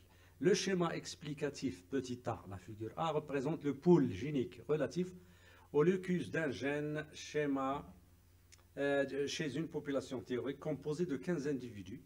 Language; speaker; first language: French; non-native, local second language; Arabic